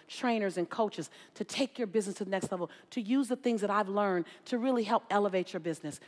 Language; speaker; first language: English; native; English